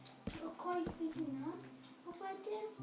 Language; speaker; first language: Welsh; native; Welsh